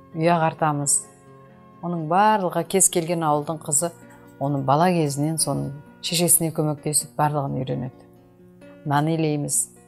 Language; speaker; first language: Kazakh; native; Kazakh